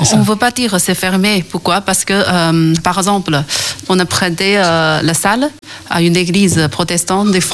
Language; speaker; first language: French; non-native, learner; Chinese